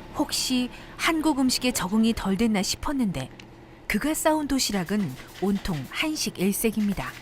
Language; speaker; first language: Korean; native; Korean